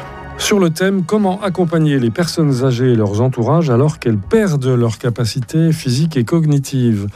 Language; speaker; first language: French; native; French